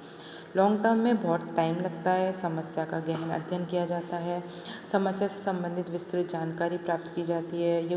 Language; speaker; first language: Hindi; native; Hindi